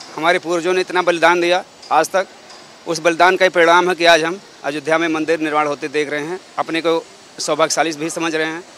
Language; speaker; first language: Hindi; native; Hindi